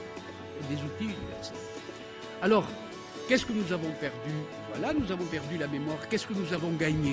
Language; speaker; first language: French; native; French